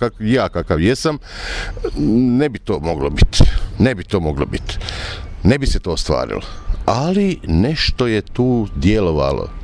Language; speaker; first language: Croatian; native; Croatian